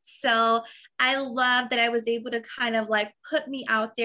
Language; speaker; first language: English; non-native, fluent; Serbian